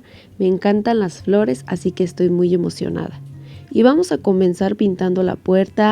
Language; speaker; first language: Spanish; native; Spanish